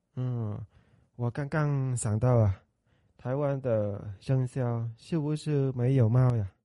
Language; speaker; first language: Chinese; non-native, learner; Vietnamese